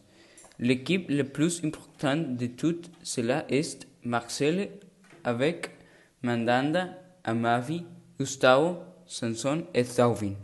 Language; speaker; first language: French; non-native, learner; Spanish